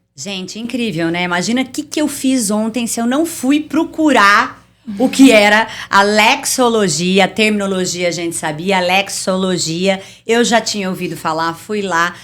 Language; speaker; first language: Portuguese; native; Portuguese